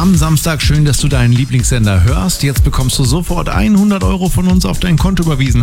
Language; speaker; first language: German; native; German